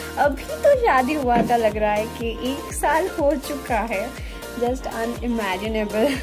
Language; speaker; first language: Hindi; non-native, local second language; Bangla